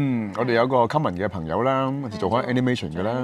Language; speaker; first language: Cantonese; native; Cantonese